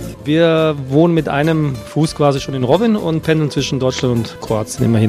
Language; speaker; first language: German; early bilingual, heritage; Croatian